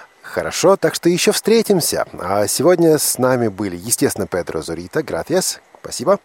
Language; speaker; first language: Russian; native; Russian